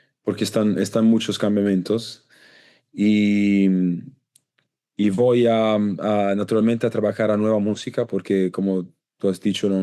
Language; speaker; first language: Spanish; non-native, learner; Italian